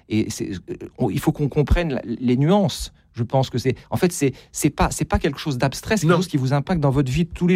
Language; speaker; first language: French; native; French